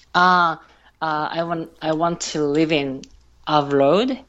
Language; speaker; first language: English; non-native, learner; Japanese